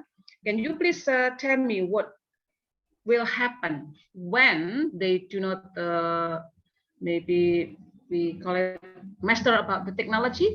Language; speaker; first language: English; non-native, fluent; Indonesian